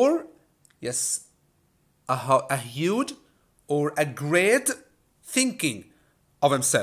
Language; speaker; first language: English; non-native, fluent; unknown